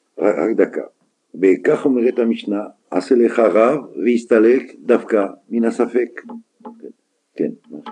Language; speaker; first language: Hebrew; non-native, fluent; French